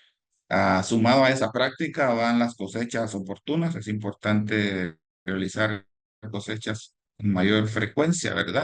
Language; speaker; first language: Spanish; native; Spanish